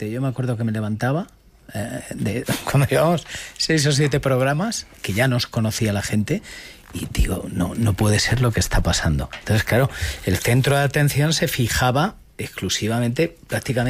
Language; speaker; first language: Spanish; native; Spanish